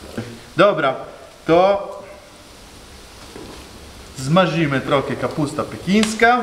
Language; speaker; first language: Polish; non-native, learner; Italian